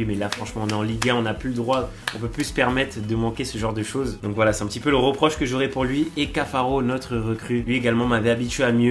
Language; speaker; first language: French; native; French